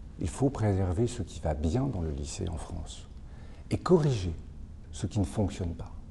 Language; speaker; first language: French; native; French